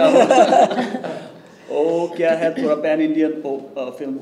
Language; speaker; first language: Hindi; non-native, learner; Bangla